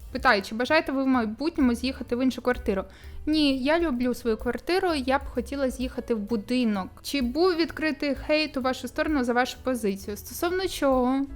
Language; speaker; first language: Ukrainian; non-native, local second language; Russian